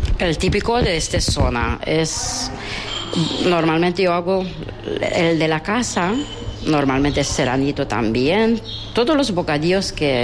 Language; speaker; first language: Spanish; non-native, learner; Romanian